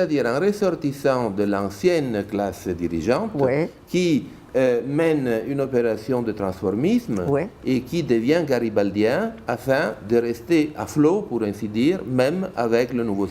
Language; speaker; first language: French; non-native, fluent; Italian